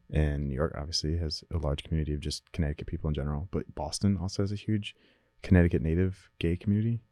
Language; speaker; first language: English; native; English